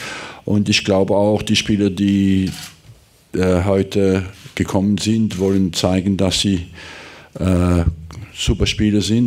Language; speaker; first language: German; non-native, fluent; French